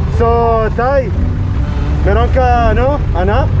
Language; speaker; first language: Filipino; non-native, learner; Arabic